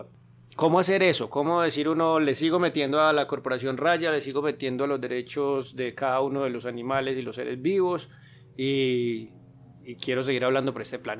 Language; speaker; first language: Spanish; native; Spanish